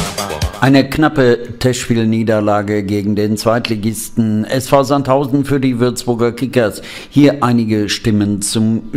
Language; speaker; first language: German; native; German